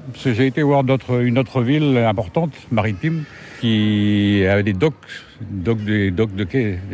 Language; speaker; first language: French; native; French